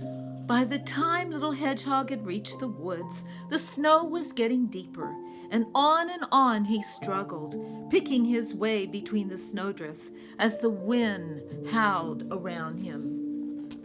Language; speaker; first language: English; native; English